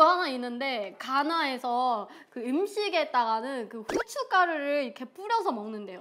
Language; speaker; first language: Korean; non-native, fluent; Burmese